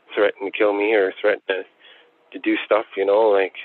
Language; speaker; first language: English; native; English